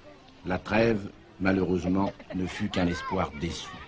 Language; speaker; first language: French; native; French